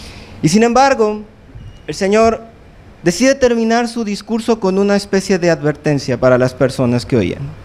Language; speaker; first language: Spanish; native; Spanish